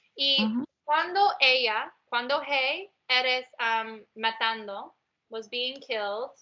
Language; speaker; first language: Spanish; non-native, learner; English